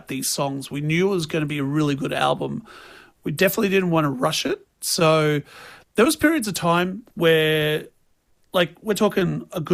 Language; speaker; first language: English; native; English